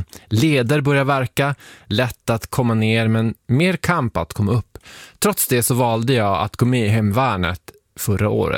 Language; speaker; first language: Swedish; native; Swedish